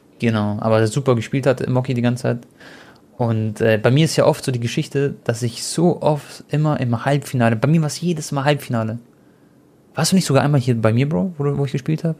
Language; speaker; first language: German; early bilingual, other home language; Croatian